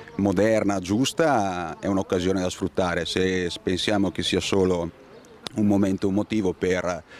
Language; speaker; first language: Italian; native; Italian